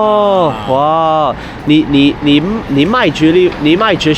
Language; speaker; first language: Chinese; non-native, learner; English